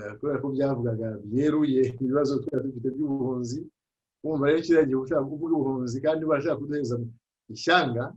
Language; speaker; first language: Kinyarwanda; early bilingual, heritage; Kinyarwanda